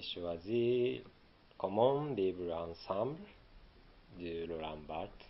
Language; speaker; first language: French; non-native, learner; Japanese